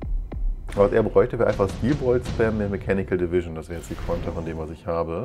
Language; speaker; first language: German; native; German